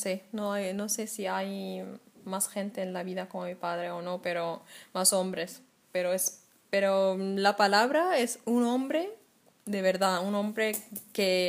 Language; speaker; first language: Spanish; non-native, fluent; Arabic